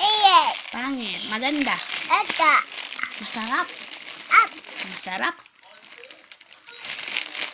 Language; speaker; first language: Filipino; non-native, local second language; Cebuano